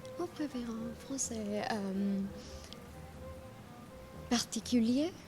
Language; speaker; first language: French; non-native, learner; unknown